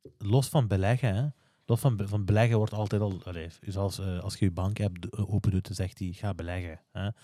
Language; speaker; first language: Dutch; early bilingual, other home language; Turkish